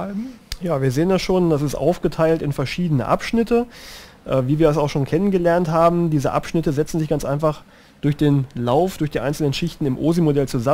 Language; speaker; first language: German; native; German